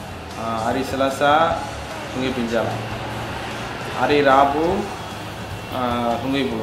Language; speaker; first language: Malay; non-native, learner; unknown